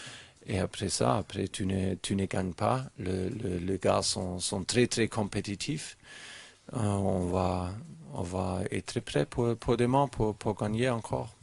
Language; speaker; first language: French; non-native, learner; German